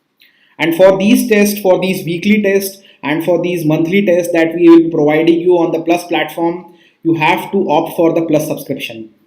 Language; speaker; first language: English; non-native, local second language; Hindi